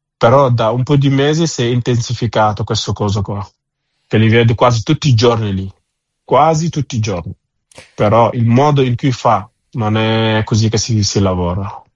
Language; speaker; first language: Italian; non-native, fluent; Wolof